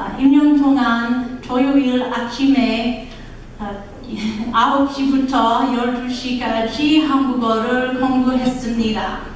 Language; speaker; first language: Korean; non-native, learner; English